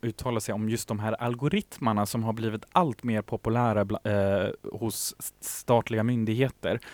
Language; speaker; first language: Swedish; native; Swedish